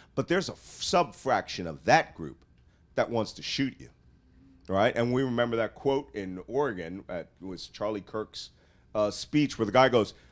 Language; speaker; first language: English; native; English